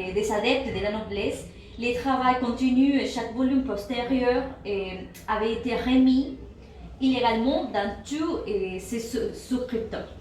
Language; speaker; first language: French; non-native, learner; Spanish